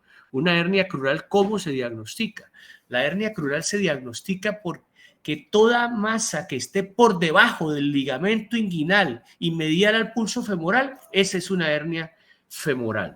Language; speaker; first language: Spanish; native; Spanish